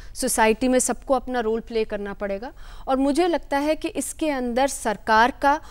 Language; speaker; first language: Hindi; native; Hindi